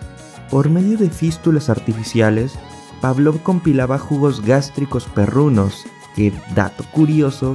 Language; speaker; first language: Spanish; native; Spanish